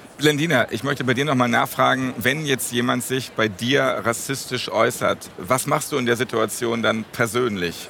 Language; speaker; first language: German; native; German